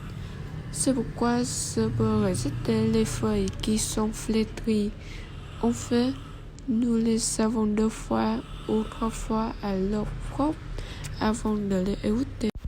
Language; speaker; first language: French; non-native, learner; Vietnamese